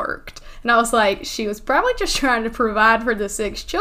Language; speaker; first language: English; native; English